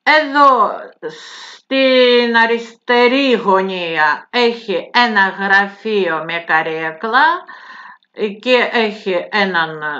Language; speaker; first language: Greek; non-native, fluent; Russian